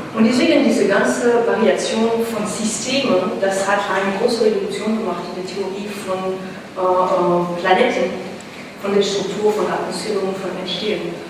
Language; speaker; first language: German; non-native, learner; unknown